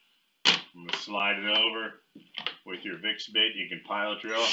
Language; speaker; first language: English; native; English